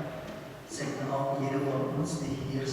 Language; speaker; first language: German; non-native, learner; Indonesian